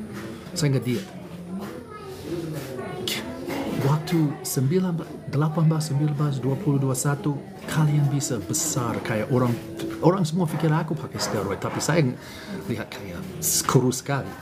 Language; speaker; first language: Indonesian; non-native, learner; English